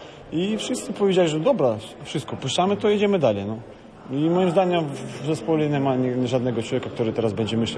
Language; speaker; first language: Polish; non-native, fluent; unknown